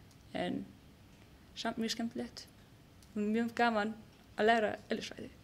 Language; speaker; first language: Icelandic; non-native, learner; German